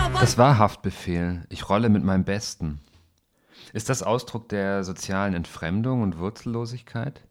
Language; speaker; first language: German; native; German